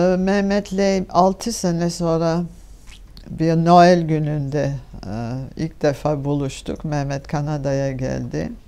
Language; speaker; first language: Turkish; non-native, fluent; French